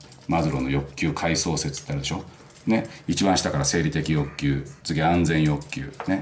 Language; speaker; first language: Japanese; native; Japanese